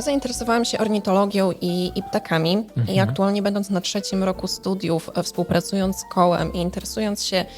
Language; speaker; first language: Polish; native; Polish